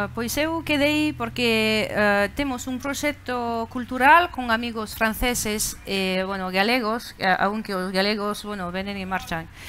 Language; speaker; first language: Galician; non-native, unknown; French